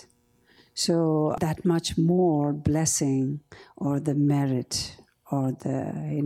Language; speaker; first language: English; non-native, local second language; Tibetan